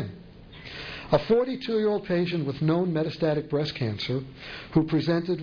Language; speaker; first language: English; native; English